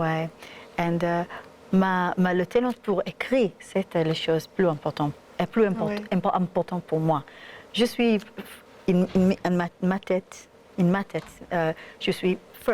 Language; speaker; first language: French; non-native, learner; Hebrew